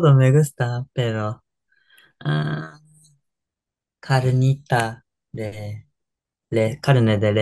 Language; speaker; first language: Spanish; non-native, learner; Japanese